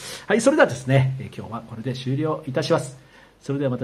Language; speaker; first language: Japanese; native; Japanese